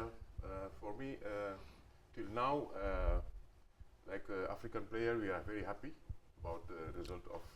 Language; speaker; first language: English; non-native, learner; Wolof